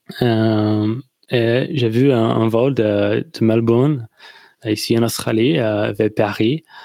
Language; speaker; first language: French; non-native, learner; English